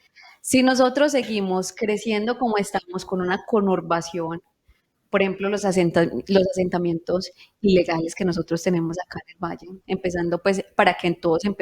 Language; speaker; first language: Spanish; native; Spanish